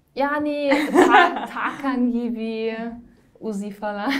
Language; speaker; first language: Turkish; non-native, learner; German